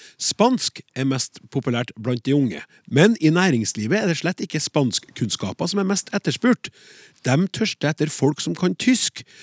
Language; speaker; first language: Norwegian; native; Norwegian